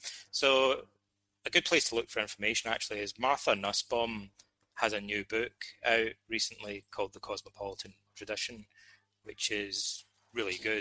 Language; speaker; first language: English; native; English